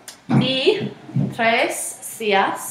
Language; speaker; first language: Spanish; non-native, learner; English